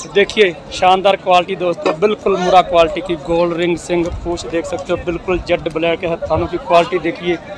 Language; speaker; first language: Hindi; non-native, local second language; Punjabi